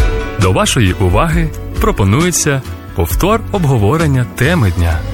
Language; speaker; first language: Ukrainian; native; Ukrainian